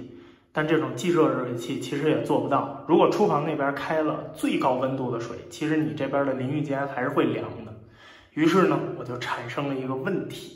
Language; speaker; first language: Chinese; native; Chinese